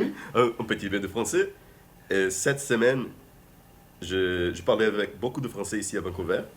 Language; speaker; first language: French; non-native, fluent; Portuguese